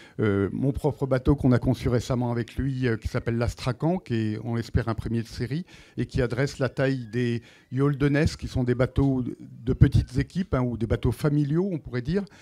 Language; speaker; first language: French; native; French